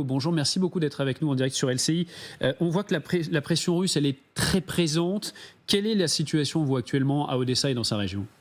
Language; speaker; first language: French; native; French